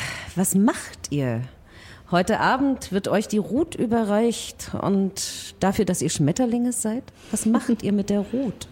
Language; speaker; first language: German; native; German